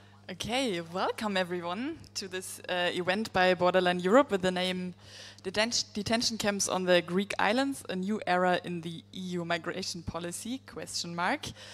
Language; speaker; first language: English; non-native, fluent; German